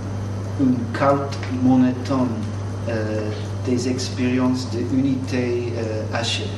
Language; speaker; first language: French; non-native, fluent; English